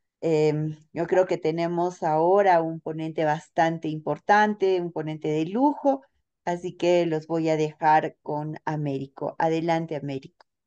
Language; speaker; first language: Spanish; native; Spanish